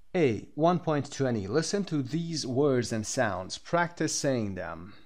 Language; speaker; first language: English; non-native, fluent; Persian